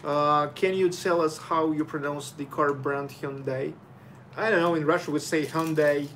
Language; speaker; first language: English; non-native, fluent; Russian